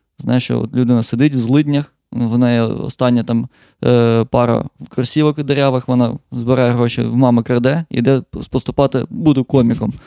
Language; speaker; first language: Ukrainian; non-native, local second language; Russian